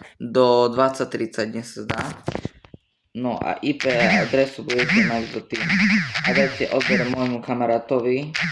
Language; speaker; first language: Slovak; native; Slovak